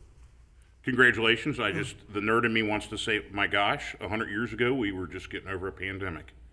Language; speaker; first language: English; native; English